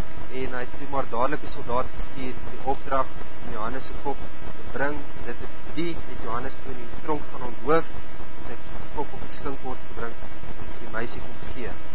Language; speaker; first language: Afrikaans; native; Afrikaans